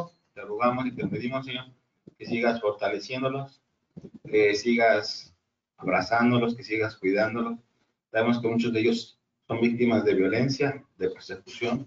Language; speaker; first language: Spanish; native; Spanish